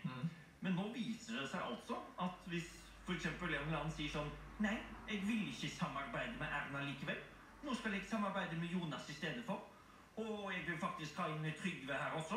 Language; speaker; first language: Norwegian; native; Norwegian